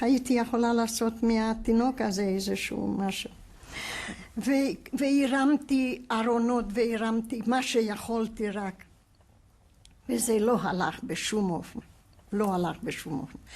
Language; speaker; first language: Hebrew; non-native, fluent; Hungarian